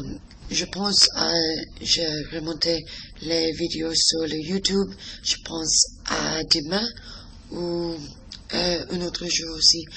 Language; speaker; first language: French; non-native, learner; English